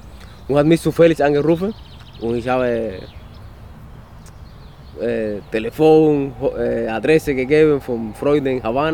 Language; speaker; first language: German; non-native, fluent; Spanish